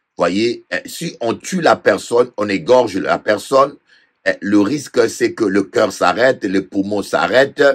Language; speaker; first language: French; non-native, local second language; Lingala